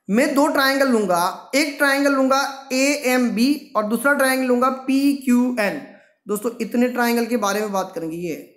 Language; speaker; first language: Hindi; non-native, local second language; Gujarati